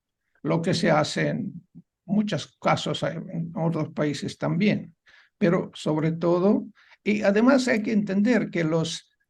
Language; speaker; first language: Spanish; non-native, fluent; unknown